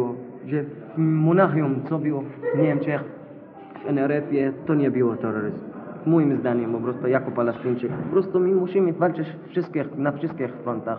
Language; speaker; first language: Polish; non-native, learner; Arabic